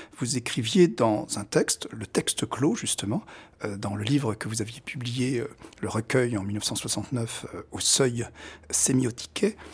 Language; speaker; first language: French; native; French